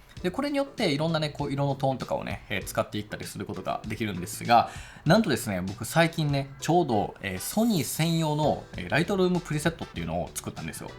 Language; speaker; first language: Japanese; native; Japanese